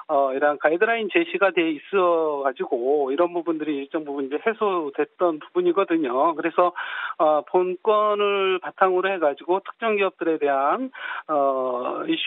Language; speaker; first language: Korean; native; Korean